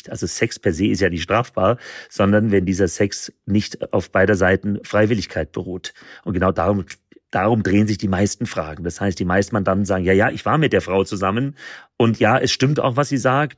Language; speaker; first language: German; native; German